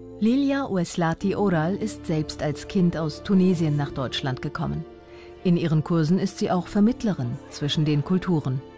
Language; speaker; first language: German; native; German